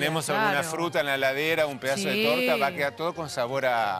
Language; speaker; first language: Spanish; native; Spanish